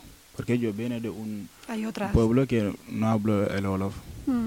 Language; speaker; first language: Spanish; non-native, learner; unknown